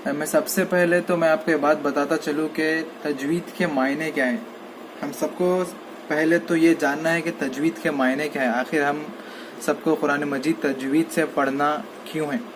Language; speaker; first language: Urdu; native; Urdu